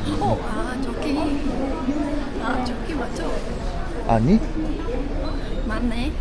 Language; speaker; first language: Korean; non-native, learner; Vietnamese